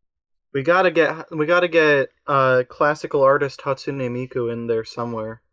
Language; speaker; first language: English; native; English